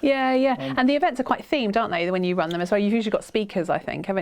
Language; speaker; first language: English; native; English